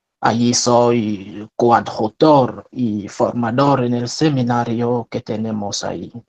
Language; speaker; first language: Spanish; non-native, fluent; French